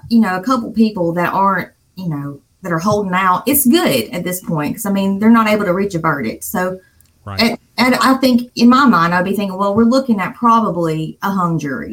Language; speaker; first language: English; native; English